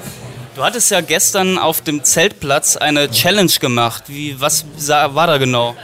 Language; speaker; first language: German; native; German